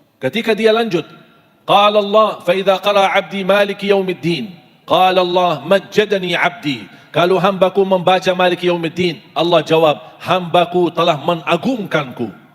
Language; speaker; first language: Malay; non-native, fluent; Arabic